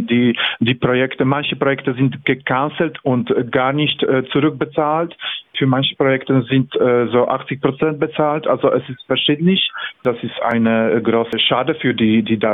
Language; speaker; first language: German; non-native, fluent; Polish